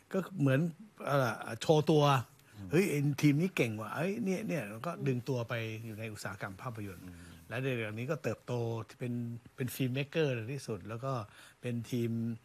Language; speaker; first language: Thai; native; Thai